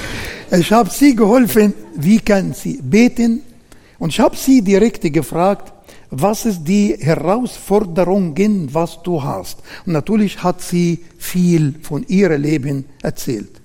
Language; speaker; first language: German; non-native, learner; Arabic